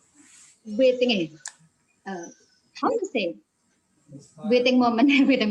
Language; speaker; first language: English; non-native, fluent; Indonesian